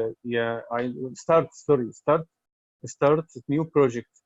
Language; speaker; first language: English; non-native, learner; Arabic